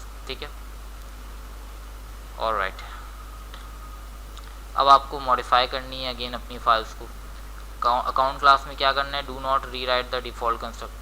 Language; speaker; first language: Hindi; native; Hindi